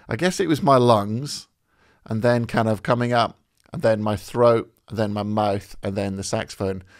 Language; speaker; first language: English; native; English